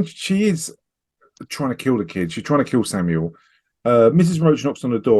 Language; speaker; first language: English; native; English